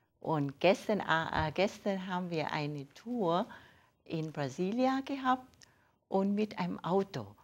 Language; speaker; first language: German; non-native, fluent; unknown